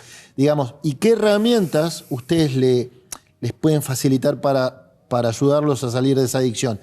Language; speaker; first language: Spanish; native; Spanish